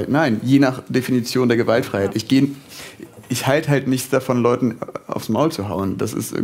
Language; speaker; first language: German; native; German